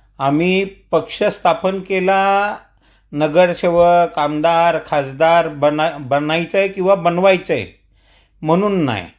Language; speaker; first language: Marathi; non-native, local second language; Marwari